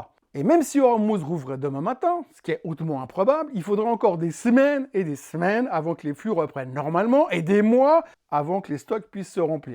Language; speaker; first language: French; native; French